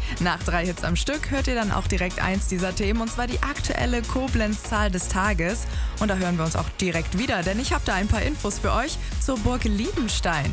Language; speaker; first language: German; native; German